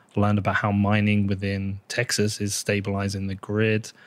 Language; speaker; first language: English; native; English